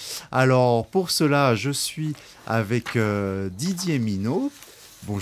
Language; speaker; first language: French; native; French